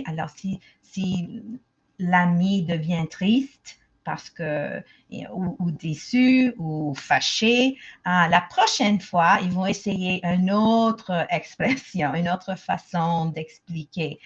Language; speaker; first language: French; non-native, local second language; English